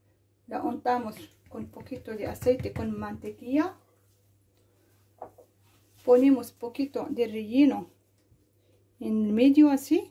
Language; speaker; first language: Spanish; non-native, fluent; Arabic